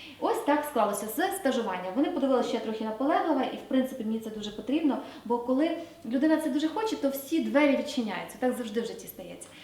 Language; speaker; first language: Ukrainian; native; Ukrainian